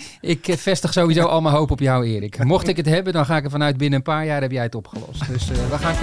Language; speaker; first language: Dutch; native; Dutch